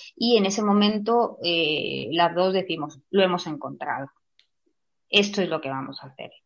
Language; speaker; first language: Spanish; native; Spanish